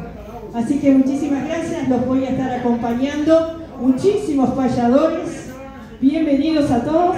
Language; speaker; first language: Spanish; native; Spanish